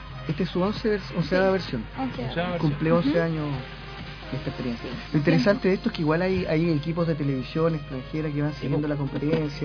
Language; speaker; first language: Spanish; native; Spanish